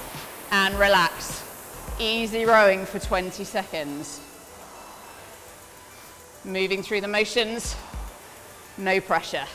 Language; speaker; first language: English; native; English